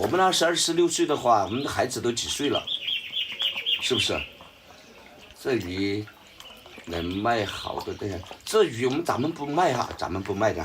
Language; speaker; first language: Chinese; native; Chinese